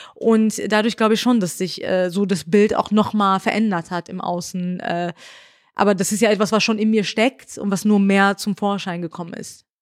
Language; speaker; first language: German; early bilingual, other home language; Persian